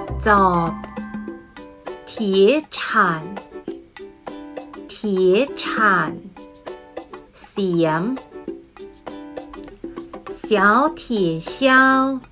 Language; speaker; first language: Chinese; non-native, fluent; Thai